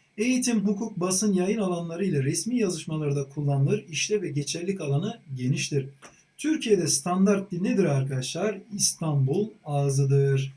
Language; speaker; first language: Turkish; native; Turkish